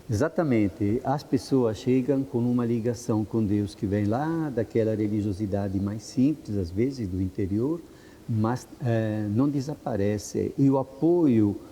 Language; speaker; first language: Portuguese; non-native, fluent; Italian